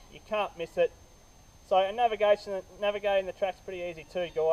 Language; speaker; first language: English; native; English